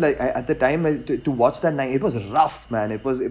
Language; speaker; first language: English; non-native, local second language; Hindi